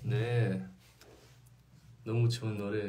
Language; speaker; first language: Korean; non-native, fluent; Chinese